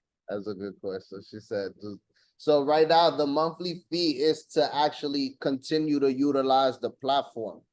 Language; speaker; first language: English; native; English